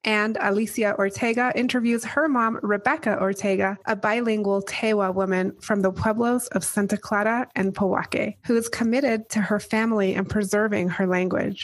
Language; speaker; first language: English; native; English